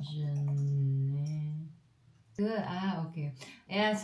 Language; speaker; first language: French; non-native, learner; English